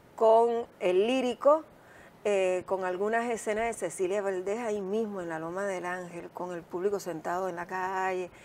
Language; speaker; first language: Spanish; native; Spanish